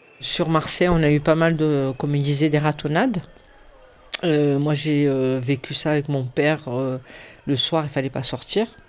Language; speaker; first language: French; early bilingual, other home language; Arabic